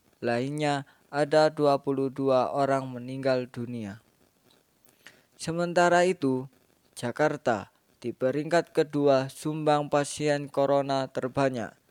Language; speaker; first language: Indonesian; native; Indonesian